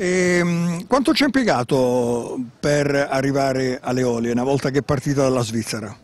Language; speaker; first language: Italian; native; Italian